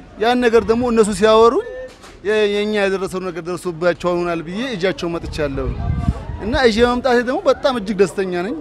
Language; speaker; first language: Amharic; non-native, local second language; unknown